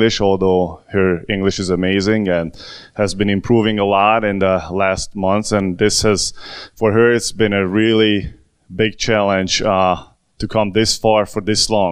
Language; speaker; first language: English; non-native, fluent; Hungarian